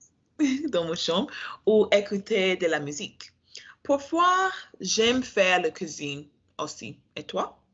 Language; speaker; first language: French; non-native, learner; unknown